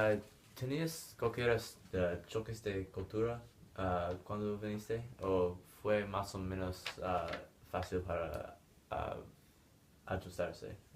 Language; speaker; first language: Spanish; non-native, learner; English